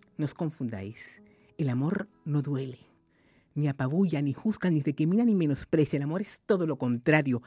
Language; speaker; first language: Spanish; native; Spanish